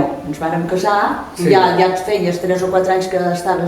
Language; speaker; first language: Catalan; native; Catalan